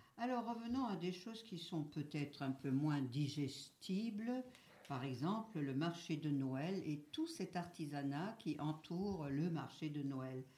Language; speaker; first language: French; native; French